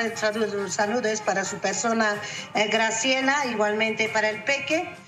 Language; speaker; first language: Spanish; native; Spanish